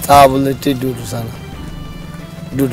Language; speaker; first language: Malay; non-native, learner; Rohingya